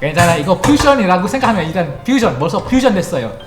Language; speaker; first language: Korean; non-native, fluent; Malay